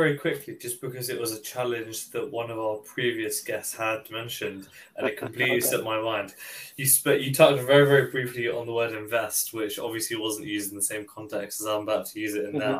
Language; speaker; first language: English; native; English